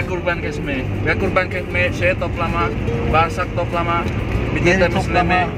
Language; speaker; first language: Turkish; non-native, fluent; Indonesian